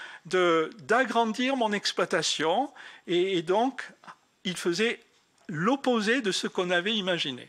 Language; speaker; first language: French; native; French